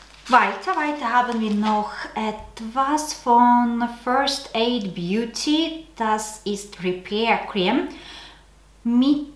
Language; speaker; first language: German; non-native, learner; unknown